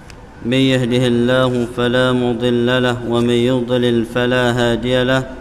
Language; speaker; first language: Arabic; non-native, fluent; Indonesian